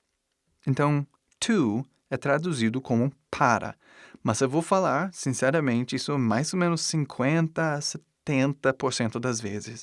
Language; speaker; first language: Portuguese; non-native, fluent; English